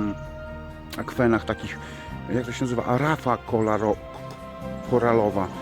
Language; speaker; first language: Polish; native; Polish